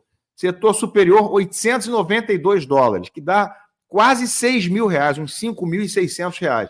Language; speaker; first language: Portuguese; native; Portuguese